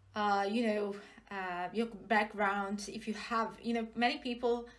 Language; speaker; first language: English; non-native, fluent; Serbian